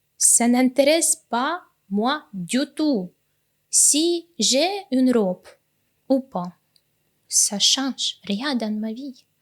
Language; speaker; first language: French; non-native, learner; Ukrainian